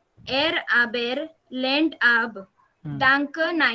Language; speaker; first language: German; non-native, learner; Marathi